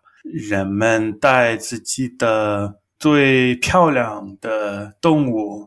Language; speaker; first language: Chinese; non-native, learner; English